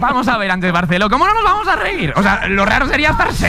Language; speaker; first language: Spanish; native; Spanish